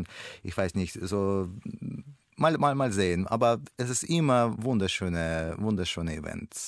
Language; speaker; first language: German; non-native, learner; Russian